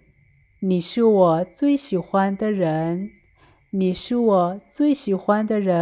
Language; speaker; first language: Chinese; non-native, fluent; Lao